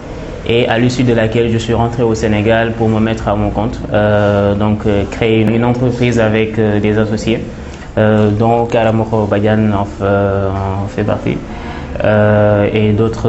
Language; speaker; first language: French; non-native, local second language; Wolof